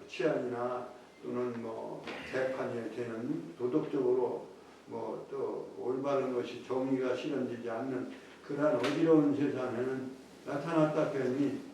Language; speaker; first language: Korean; native; Korean